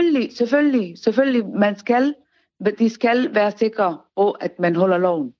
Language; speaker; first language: Danish; non-native, learner; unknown